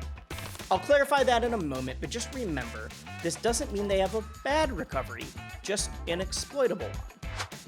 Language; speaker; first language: English; native; English